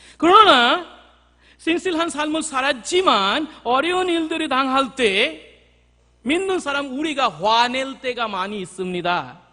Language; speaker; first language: Korean; non-native, fluent; Bangla